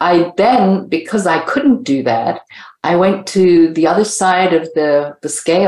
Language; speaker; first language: English; native; English